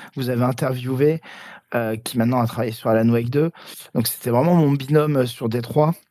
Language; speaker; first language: French; native; French